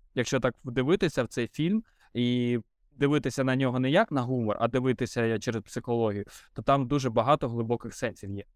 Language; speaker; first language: Ukrainian; non-native, local second language; Russian